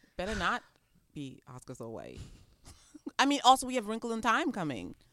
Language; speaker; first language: English; non-native, local second language; Xhosa